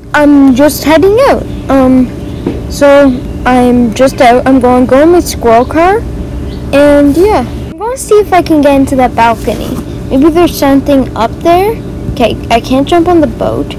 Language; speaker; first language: English; native; English